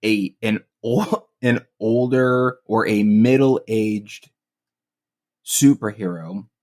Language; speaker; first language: English; native; English